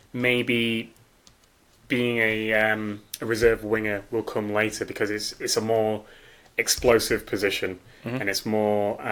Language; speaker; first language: English; native; English